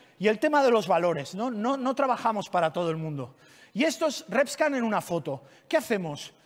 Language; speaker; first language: Spanish; non-native, local second language; Catalan